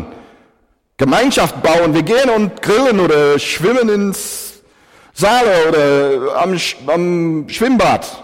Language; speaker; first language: German; non-native, fluent; English